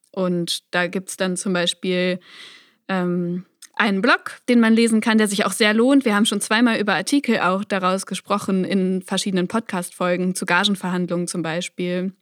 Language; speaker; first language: German; native; German